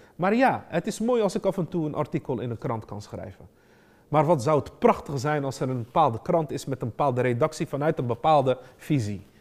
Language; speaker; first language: Dutch; early bilingual, other home language; Arabic